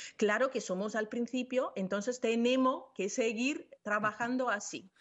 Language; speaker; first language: Spanish; non-native, fluent; Italian